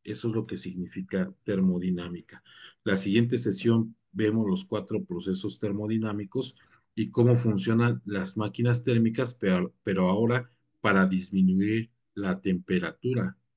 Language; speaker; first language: Spanish; native; Spanish